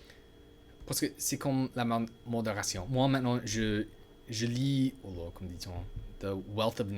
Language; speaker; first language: French; non-native, learner; English